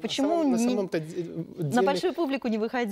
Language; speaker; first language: Russian; native; Russian